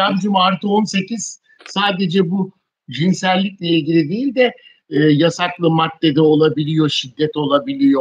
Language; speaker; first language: Turkish; native; Turkish